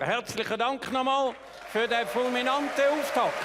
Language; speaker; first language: German; native; German